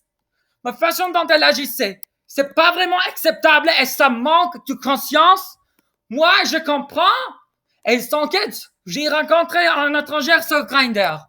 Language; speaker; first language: French; non-native, fluent; English